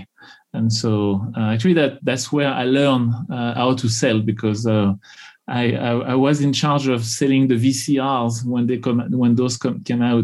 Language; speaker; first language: English; non-native, fluent; French